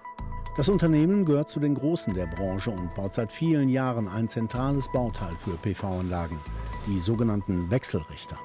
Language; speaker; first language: German; native; German